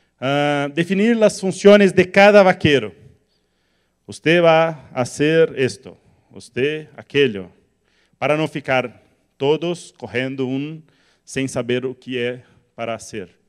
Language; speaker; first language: Spanish; non-native, learner; Portuguese